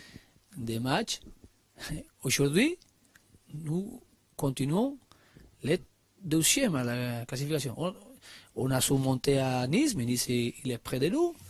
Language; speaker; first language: French; non-native, learner; Spanish